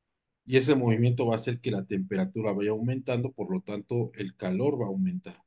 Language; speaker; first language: Spanish; native; Spanish